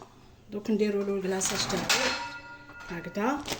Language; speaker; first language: Arabic; native; Arabic